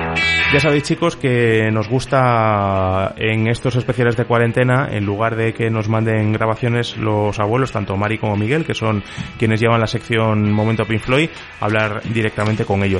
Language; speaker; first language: Spanish; native; Spanish